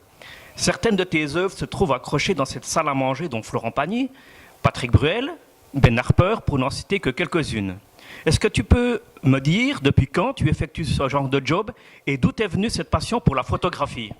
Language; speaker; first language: French; native; French